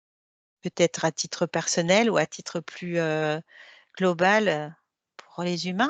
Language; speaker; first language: French; native; French